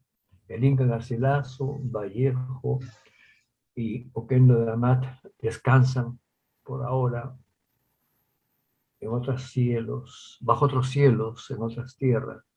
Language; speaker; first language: Spanish; native; Spanish